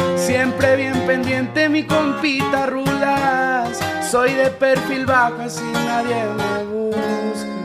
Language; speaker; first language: Spanish; native; Spanish